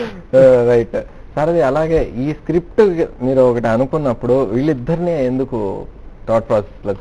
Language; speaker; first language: Telugu; native; Telugu